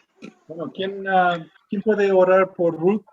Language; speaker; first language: Spanish; non-native, fluent; English